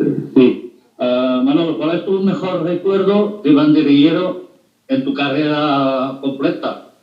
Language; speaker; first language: Spanish; non-native, fluent; French